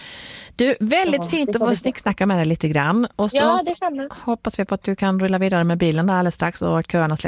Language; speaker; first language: Swedish; native; Swedish